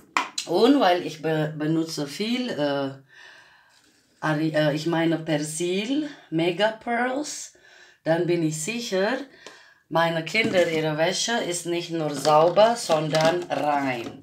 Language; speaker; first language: German; non-native, learner; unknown